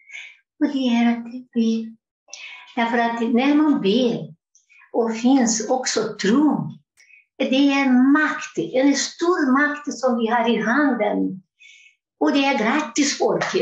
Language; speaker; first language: Swedish; non-native, fluent; Portuguese